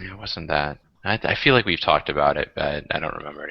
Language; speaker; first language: English; native; English